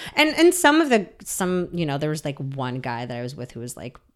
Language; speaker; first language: English; early bilingual, other home language; Russian